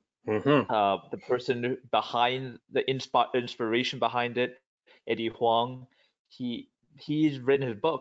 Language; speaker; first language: English; native; English